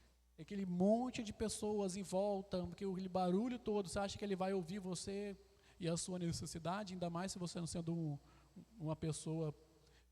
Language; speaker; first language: Portuguese; native; Portuguese